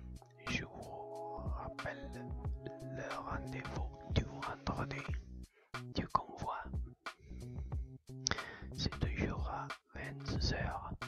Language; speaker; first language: French; non-native, learner; Italian